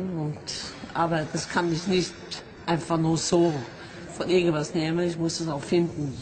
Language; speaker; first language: German; non-native, fluent; Norwegian